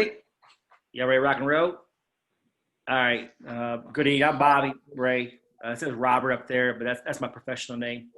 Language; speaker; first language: English; native; English